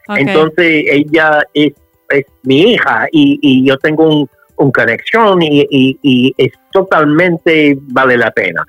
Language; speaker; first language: Spanish; non-native, learner; English